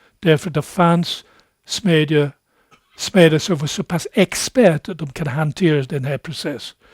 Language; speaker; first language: Swedish; non-native, fluent; English